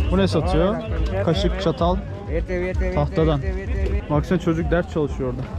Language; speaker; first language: Turkish; native; Turkish